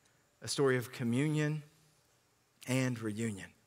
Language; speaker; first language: English; native; English